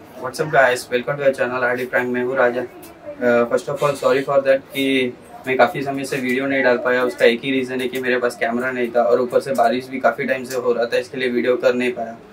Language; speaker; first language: Hindi; non-native, local second language; Tamil